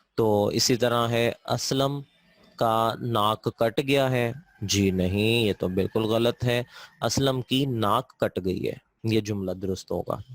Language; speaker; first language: Urdu; non-native, local second language; Punjabi